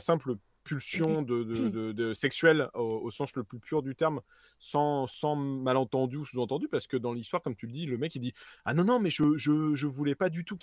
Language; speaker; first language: French; native; French